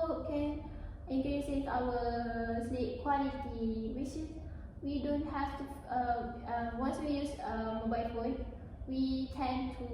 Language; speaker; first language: English; non-native, learner; Malay